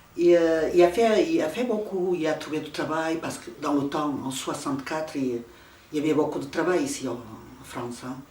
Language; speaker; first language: French; non-native, fluent; Portuguese